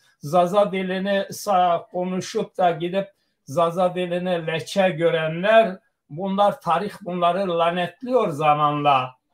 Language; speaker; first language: Turkish; non-native, local second language; Zaza